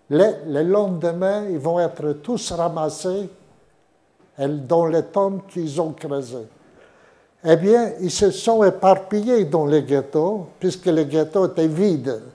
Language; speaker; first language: French; non-native, fluent; Yiddish